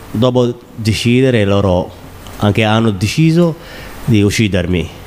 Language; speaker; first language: Italian; non-native, learner; Somali